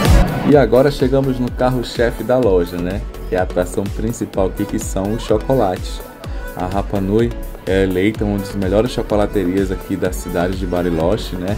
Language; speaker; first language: Portuguese; native; Portuguese